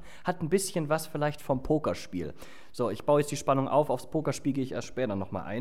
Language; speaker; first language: German; native; German